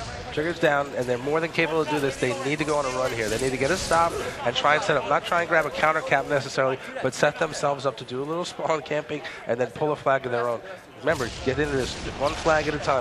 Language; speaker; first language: English; native; English